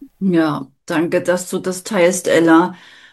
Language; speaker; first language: German; native; German